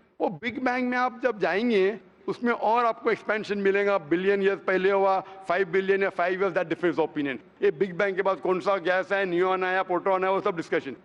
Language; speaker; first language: Hindi; non-native, local second language; Konkani